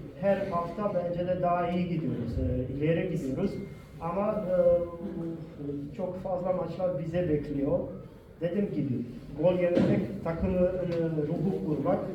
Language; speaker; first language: Turkish; non-native, fluent; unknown